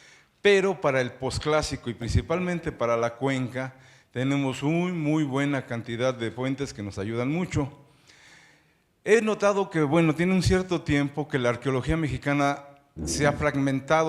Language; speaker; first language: Spanish; native; Spanish